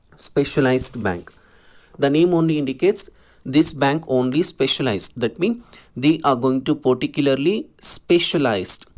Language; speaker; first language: English; non-native, local second language; Kannada